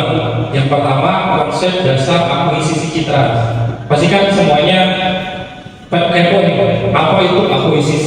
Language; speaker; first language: Indonesian; native; Indonesian